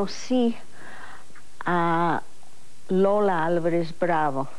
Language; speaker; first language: Spanish; non-native, fluent; English